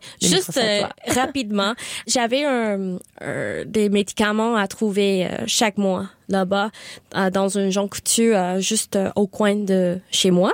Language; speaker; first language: French; non-native, learner; English